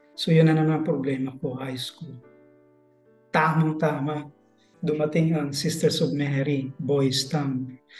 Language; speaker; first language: Filipino; non-native, local second language; Waray